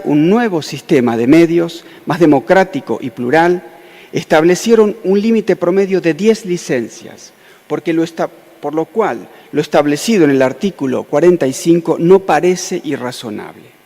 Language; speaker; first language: Spanish; native; Spanish